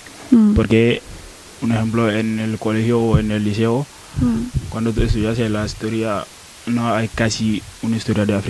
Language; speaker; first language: Spanish; non-native, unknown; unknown